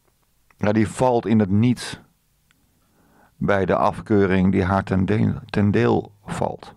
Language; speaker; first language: Dutch; native; Dutch